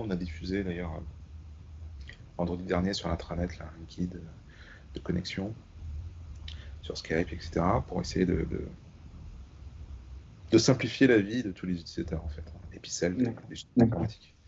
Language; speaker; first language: French; native; French